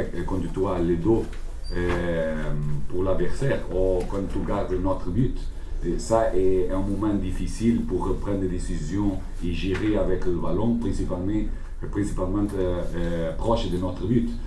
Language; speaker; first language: French; non-native, learner; Portuguese